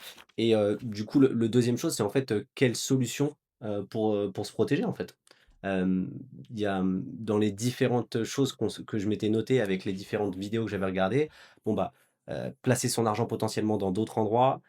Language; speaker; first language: French; native; French